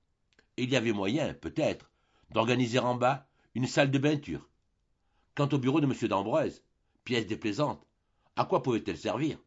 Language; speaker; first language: French; native; French